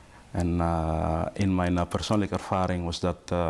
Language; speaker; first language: Dutch; non-native, fluent; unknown